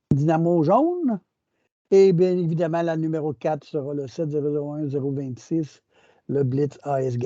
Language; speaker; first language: French; native; French